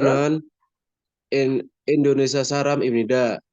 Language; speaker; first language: Korean; non-native, learner; Indonesian